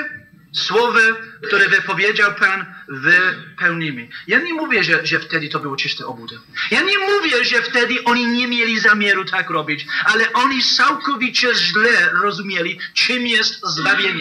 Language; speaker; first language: Polish; non-native, fluent; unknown